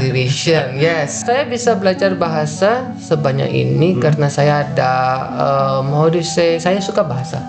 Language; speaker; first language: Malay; non-native, fluent; Dutch